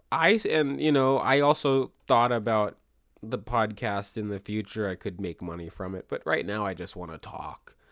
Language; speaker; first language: English; native; English